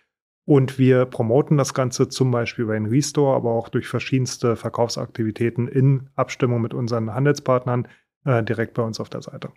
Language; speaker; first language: German; native; German